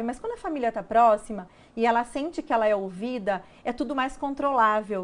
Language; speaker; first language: Portuguese; native; Portuguese